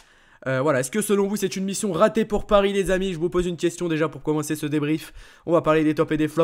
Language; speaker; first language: French; native; French